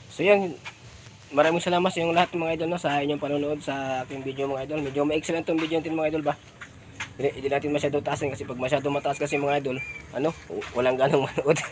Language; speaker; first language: Filipino; non-native, local second language; Cebuano